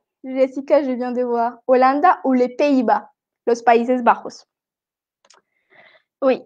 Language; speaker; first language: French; non-native, fluent; Spanish